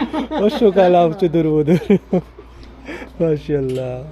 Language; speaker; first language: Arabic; non-native, learner; Bangla